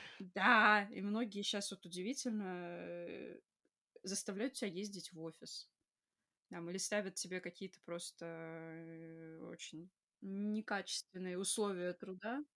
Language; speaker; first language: Russian; native; Russian